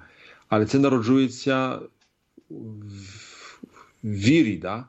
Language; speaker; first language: Polish; non-native, learner; Ukrainian